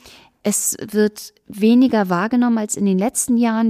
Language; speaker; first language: German; native; German